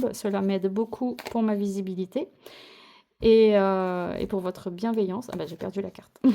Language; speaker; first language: French; native; French